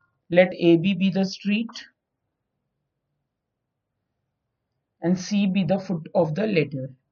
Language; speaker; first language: English; non-native, local second language; Hindi